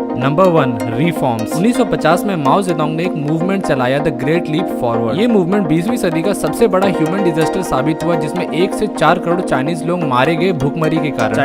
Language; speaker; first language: Hindi; native; Hindi